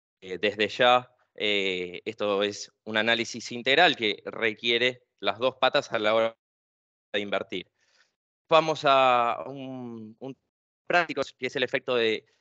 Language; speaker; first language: Spanish; native; Spanish